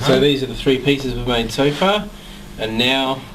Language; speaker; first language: English; native; English